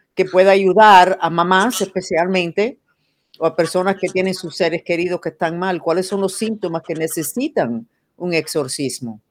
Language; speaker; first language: Spanish; non-native, fluent; English